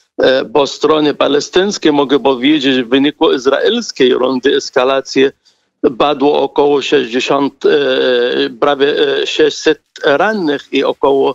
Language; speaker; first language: Polish; non-native, fluent; Arabic